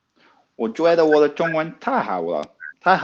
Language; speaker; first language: Chinese; non-native, learner; Swedish